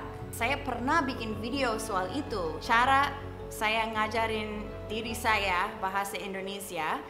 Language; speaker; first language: Indonesian; non-native, fluent; English